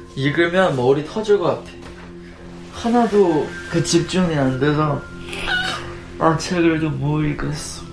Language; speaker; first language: Korean; non-native, fluent; Chinese